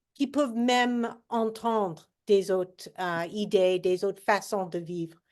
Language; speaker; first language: French; non-native, learner; English